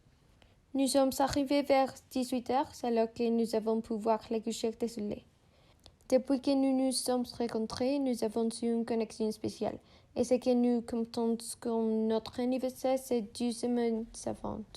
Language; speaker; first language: French; non-native, learner; Spanish